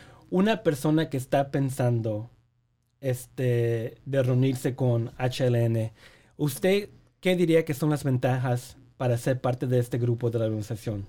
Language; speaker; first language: Spanish; early bilingual, heritage; Spanish